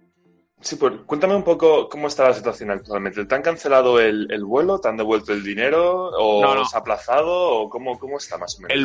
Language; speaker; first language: Spanish; native; Spanish